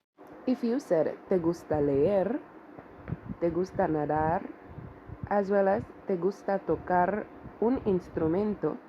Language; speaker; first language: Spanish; non-native, fluent; English